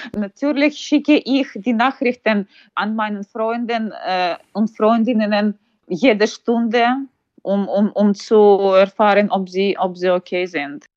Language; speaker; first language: German; non-native, learner; Ukrainian